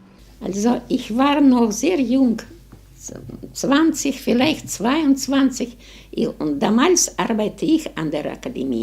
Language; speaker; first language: German; non-native, learner; Ukrainian